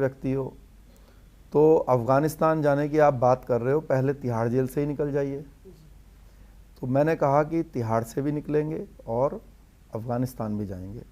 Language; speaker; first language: Hindi; native; Hindi